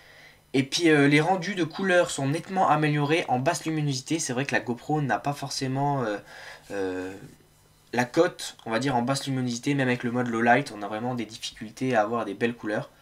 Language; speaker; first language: French; native; French